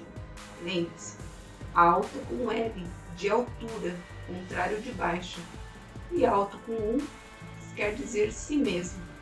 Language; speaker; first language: Portuguese; native; Portuguese